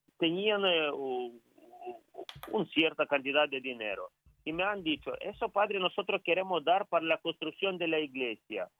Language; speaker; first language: Spanish; non-native, fluent; Ukrainian